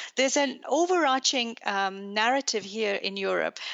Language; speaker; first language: English; non-native, local second language; Urdu